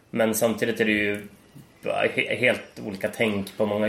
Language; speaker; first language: Swedish; native; Swedish